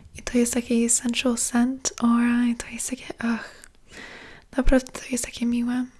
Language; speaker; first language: Polish; early bilingual, heritage; Polish